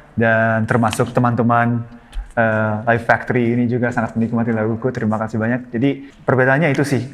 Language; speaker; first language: Indonesian; non-native, fluent; Japanese